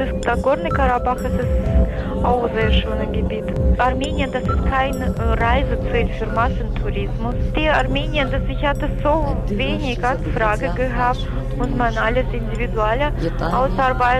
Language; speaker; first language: German; non-native, fluent; Armenian